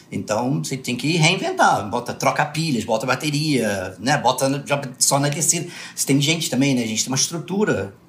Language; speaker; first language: Portuguese; early bilingual, other home language; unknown